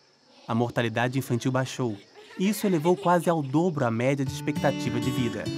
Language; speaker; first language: Portuguese; native; Portuguese